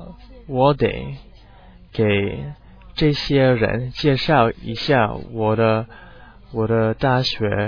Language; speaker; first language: Chinese; non-native, learner; English